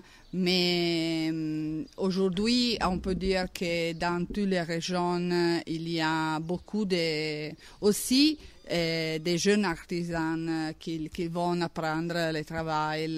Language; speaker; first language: French; non-native, learner; Italian